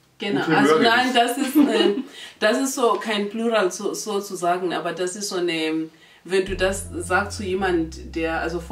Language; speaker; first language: German; non-native, local second language; North Ndebele